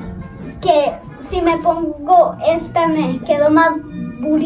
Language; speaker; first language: Spanish; early bilingual, heritage; Spanish